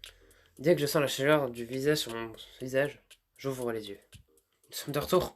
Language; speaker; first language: French; native; French